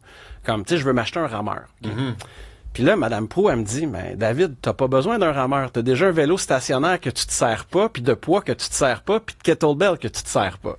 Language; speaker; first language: French; native; French